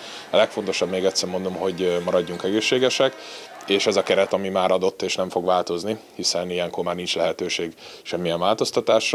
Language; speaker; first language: Hungarian; native; Hungarian